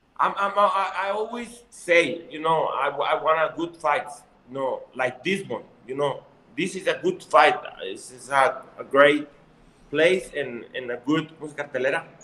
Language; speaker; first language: English; non-native, learner; Spanish